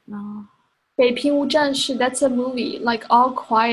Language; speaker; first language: English; non-native, fluent; Chinese